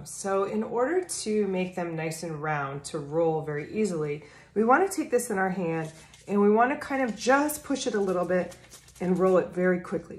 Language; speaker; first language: English; native; English